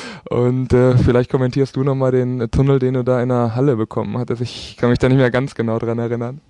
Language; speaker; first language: German; native; German